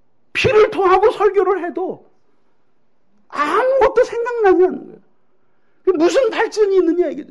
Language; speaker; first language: Korean; native; Korean